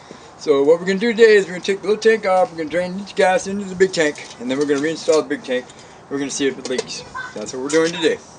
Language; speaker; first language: English; native; English